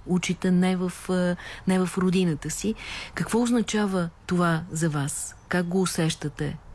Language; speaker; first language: Bulgarian; native; Bulgarian